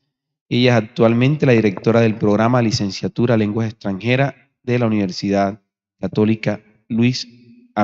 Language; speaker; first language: Spanish; native; Spanish